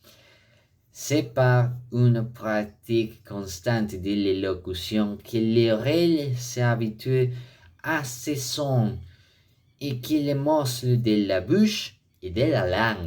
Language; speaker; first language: French; non-native, fluent; Spanish